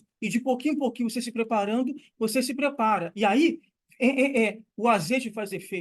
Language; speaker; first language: Portuguese; native; Portuguese